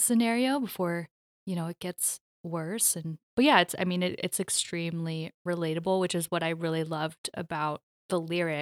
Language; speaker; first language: English; native; English